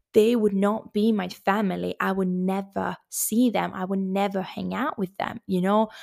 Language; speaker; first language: English; non-native, fluent; Finnish